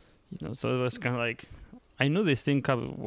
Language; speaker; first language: English; non-native, learner; Spanish